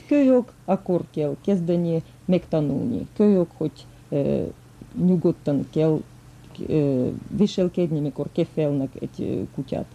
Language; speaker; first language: Hungarian; non-native, fluent; Russian